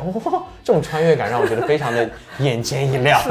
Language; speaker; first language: Chinese; native; Chinese